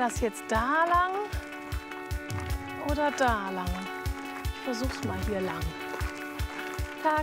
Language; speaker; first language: German; native; German